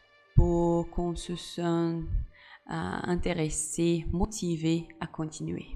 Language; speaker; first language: French; non-native, fluent; Portuguese